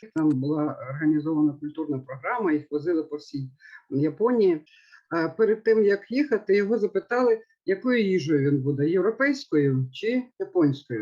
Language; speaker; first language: Ukrainian; native; Ukrainian